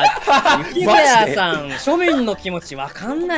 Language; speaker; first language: Japanese; native; Japanese